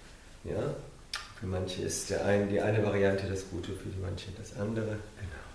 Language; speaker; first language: German; non-native, fluent; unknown